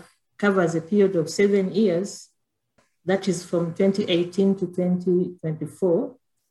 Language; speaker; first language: English; non-native, local second language; Kinyarwanda